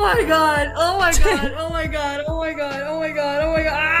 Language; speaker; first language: English; non-native, fluent; Arabic